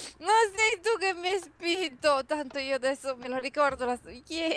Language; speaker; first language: Italian; native; Italian